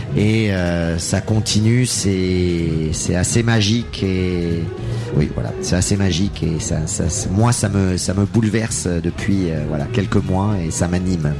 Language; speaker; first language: French; native; French